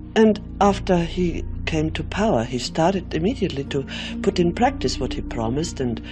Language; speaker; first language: English; non-native, fluent; German